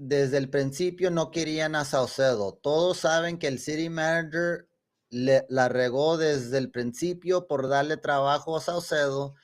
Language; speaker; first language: Spanish; early bilingual, other home language; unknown